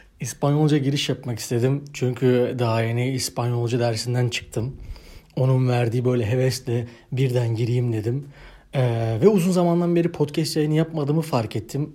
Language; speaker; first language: Turkish; native; Turkish